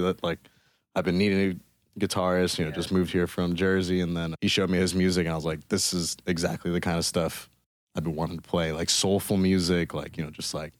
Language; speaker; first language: English; native; English